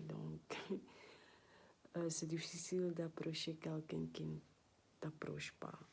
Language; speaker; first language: French; non-native, learner; Dutch